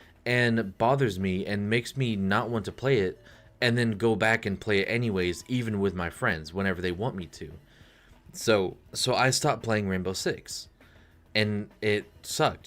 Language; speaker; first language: English; native; English